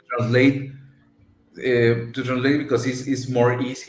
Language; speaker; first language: English; non-native, learner; Spanish